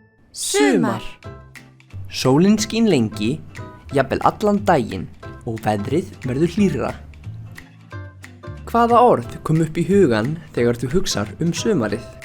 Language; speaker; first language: Icelandic; native; Icelandic